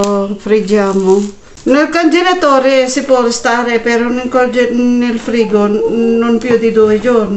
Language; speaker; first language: Italian; non-native, learner; Filipino